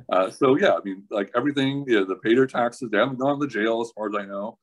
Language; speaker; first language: English; native; English